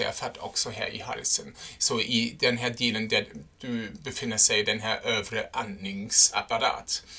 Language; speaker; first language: Swedish; non-native, fluent; German